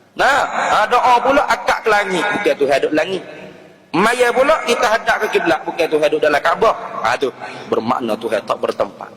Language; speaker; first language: Malay; native; Malay